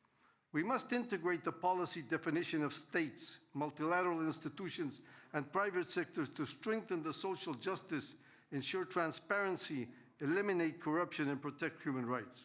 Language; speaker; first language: English; non-native, fluent; Spanish